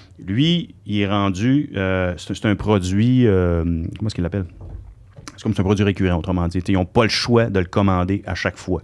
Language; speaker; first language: French; native; French